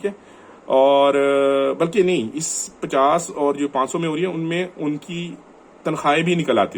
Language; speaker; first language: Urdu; non-native, local second language; Punjabi